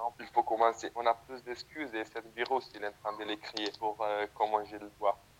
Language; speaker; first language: French; non-native, fluent; Italian